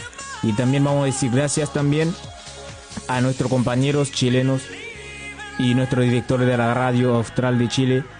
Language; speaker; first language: Spanish; non-native, learner; Haitian Creole